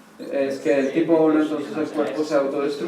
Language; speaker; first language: Spanish; native; Spanish